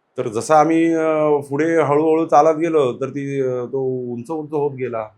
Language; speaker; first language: Marathi; native; Marathi